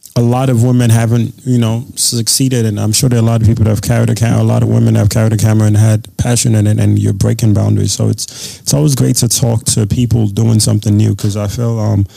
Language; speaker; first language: English; non-native, local second language; Yoruba